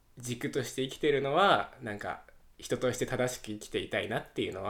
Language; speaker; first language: Japanese; native; Japanese